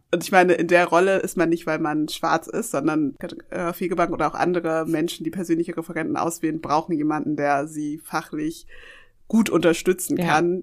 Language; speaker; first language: German; early bilingual, other home language; Yoruba